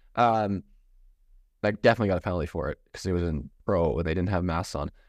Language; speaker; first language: English; native; English